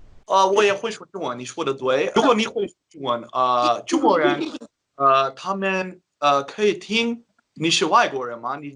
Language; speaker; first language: Chinese; non-native, learner; Dutch